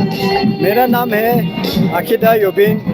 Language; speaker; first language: Hindi; non-native, local second language; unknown